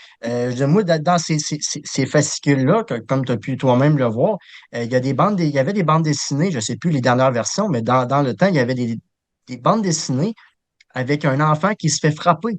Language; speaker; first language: French; native; French